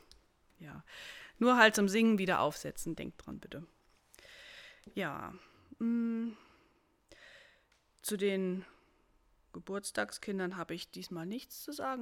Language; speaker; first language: German; native; German